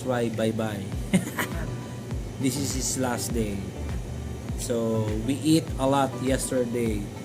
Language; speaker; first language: English; non-native, learner; Filipino